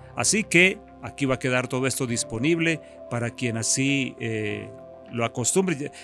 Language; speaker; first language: Spanish; native; Spanish